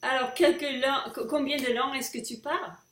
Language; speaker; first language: French; non-native, fluent; English